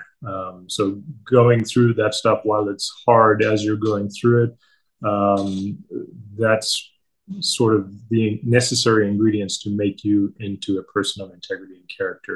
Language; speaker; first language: English; native; English